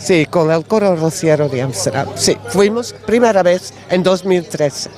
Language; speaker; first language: Spanish; non-native, learner; Dutch